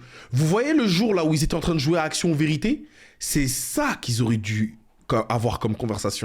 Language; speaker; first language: French; native; French